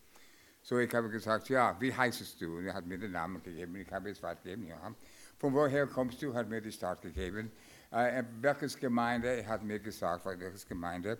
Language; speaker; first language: German; non-native, fluent; English